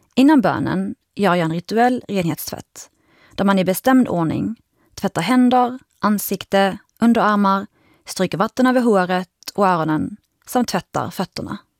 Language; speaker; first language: Swedish; early bilingual, other home language; Arabic